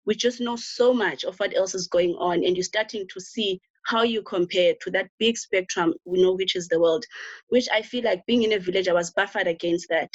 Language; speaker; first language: English; non-native, local second language; Xhosa